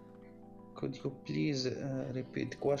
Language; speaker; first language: English; non-native, learner; Arabic